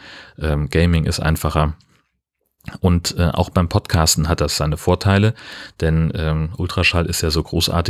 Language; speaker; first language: German; native; German